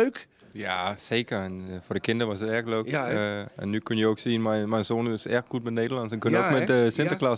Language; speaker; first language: Dutch; non-native, fluent; Danish